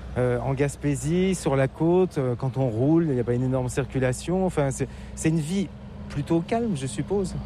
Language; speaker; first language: French; native; French